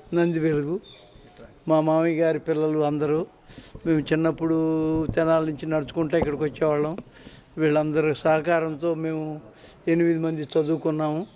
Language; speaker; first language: Telugu; native; Telugu